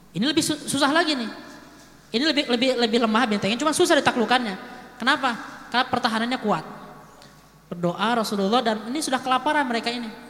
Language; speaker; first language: Indonesian; native; Indonesian